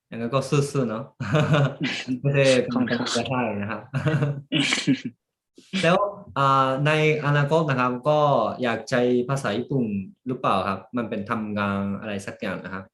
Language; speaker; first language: Thai; early bilingual, heritage; Japanese